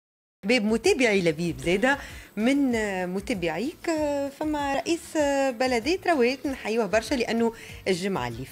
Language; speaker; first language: Arabic; native; Arabic